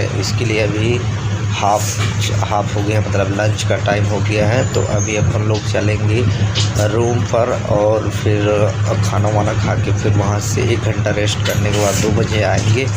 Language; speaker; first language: Hindi; non-native, local second language; Chhattisgarhi